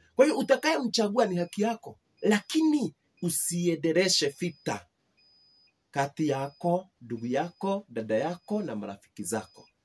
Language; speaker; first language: Swahili; non-native, local second language; Kikuyu